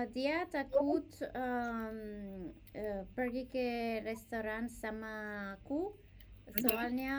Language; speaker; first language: Indonesian; non-native, learner; English